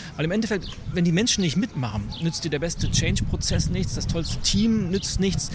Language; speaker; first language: German; native; German